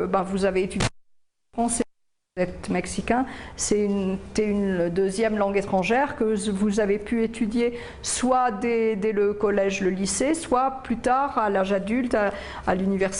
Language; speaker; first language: French; native; French